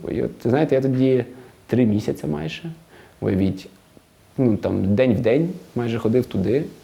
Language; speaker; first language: Ukrainian; non-native, local second language; Russian